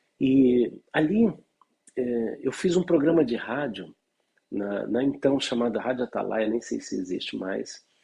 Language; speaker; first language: Portuguese; native; Portuguese